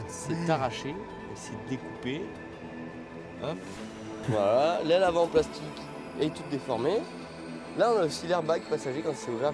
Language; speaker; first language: French; native; French